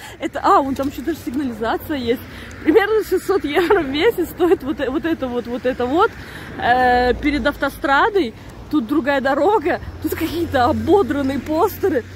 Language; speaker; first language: Russian; native; Russian